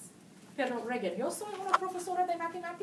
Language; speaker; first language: Spanish; non-native, learner; English